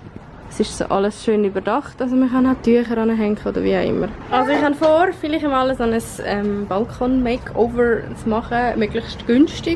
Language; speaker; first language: German; native; German